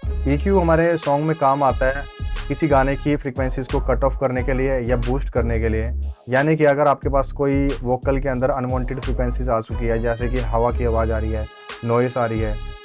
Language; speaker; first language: Hindi; native; Hindi